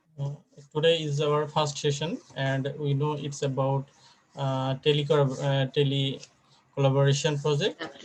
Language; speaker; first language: English; non-native, fluent; Bangla